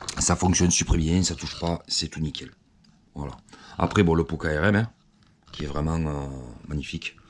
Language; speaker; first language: French; native; French